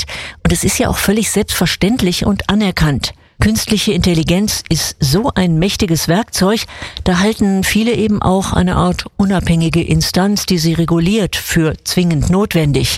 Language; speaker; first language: German; native; German